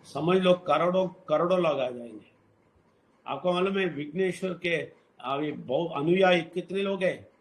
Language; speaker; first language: Hindi; non-native, local second language; Telugu